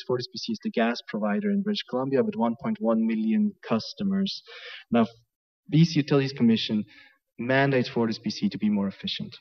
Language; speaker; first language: English; non-native, fluent; German